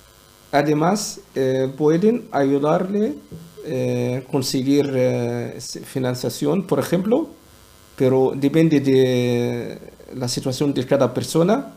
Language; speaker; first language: Spanish; non-native, learner; Arabic